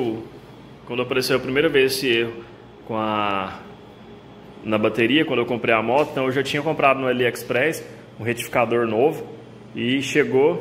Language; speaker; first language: Portuguese; native; Portuguese